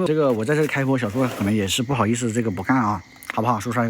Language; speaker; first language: Chinese; native; Chinese